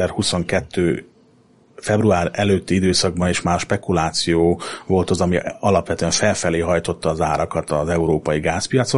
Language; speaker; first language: Hungarian; native; Hungarian